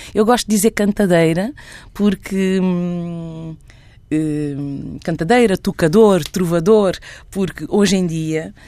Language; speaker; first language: Portuguese; non-native, local second language; Kabuverdianu